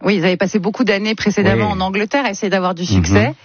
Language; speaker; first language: French; native; French